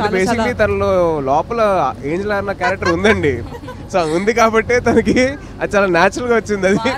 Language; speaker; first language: Telugu; native; Telugu